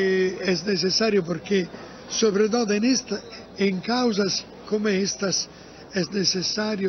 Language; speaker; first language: Spanish; non-native, fluent; Italian